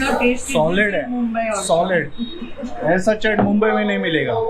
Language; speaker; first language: Hindi; native; Hindi